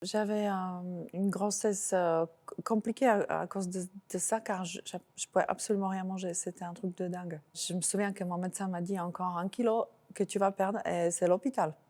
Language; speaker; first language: French; non-native, fluent; Slovak